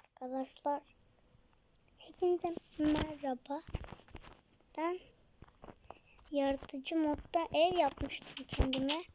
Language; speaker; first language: Turkish; native; Turkish